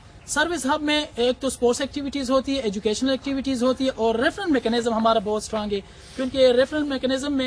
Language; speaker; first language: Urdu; non-native, local second language; Pashto